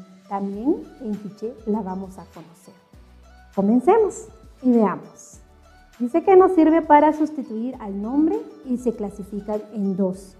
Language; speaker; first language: Spanish; non-native, local second language; Kʼicheʼ